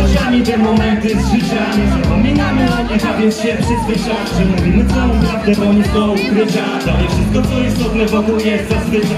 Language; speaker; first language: Polish; native; Polish